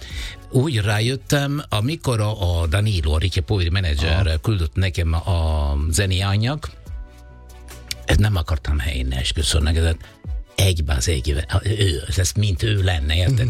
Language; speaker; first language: Hungarian; non-native, fluent; Italian